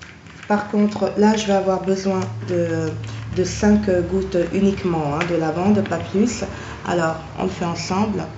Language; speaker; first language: French; native; French